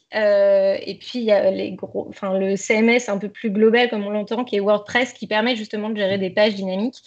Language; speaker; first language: French; native; French